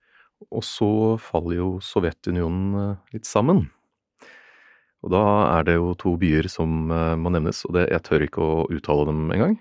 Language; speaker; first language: Norwegian; native; Norwegian